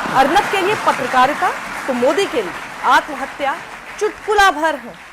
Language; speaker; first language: Hindi; native; Hindi